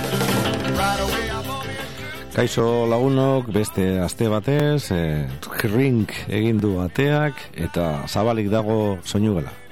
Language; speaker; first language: Basque; native; Basque